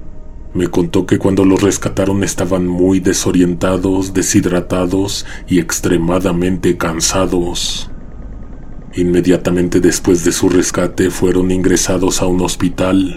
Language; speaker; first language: Spanish; native; Spanish